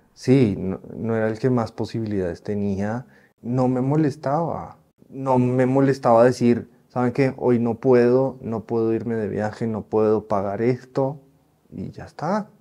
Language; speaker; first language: Spanish; native; Spanish